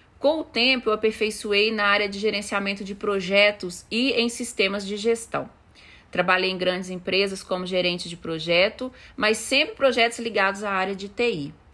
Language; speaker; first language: Portuguese; native; Portuguese